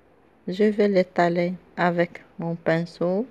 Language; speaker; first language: French; non-native, local second language; Arabic